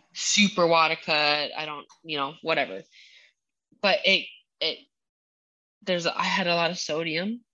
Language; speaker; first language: English; early bilingual, other home language; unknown